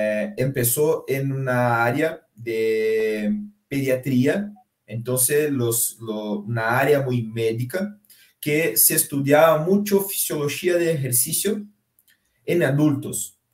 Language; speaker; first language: Spanish; non-native, fluent; Portuguese